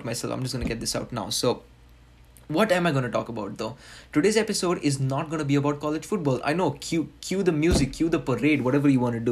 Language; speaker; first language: English; non-native, local second language; Marathi